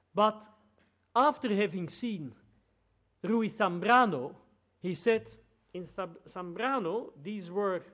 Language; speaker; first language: English; non-native, fluent; Dutch